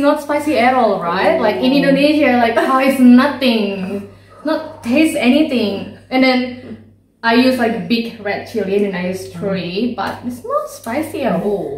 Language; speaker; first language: English; non-native, learner; Indonesian